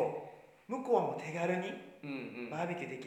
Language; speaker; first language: Japanese; native; Japanese